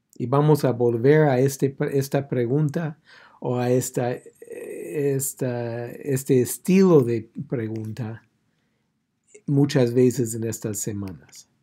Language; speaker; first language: Spanish; non-native, fluent; English